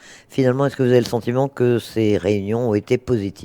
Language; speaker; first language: French; native; French